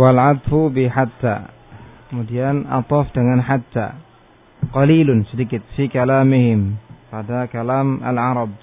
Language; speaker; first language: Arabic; non-native, fluent; Indonesian